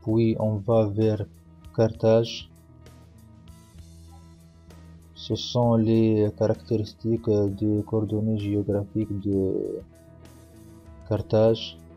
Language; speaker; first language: French; non-native, local second language; Arabic